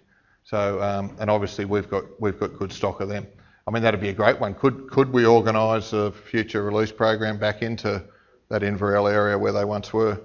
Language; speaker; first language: English; native; English